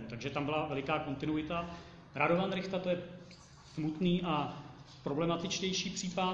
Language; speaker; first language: Czech; native; Czech